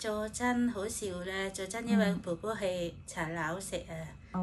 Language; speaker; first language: Cantonese; non-native, fluent; Indonesian